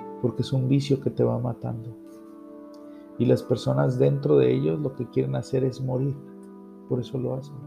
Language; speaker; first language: Spanish; native; Spanish